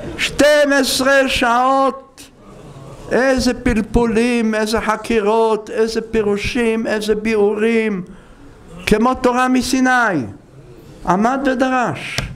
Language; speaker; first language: Hebrew; native; Hebrew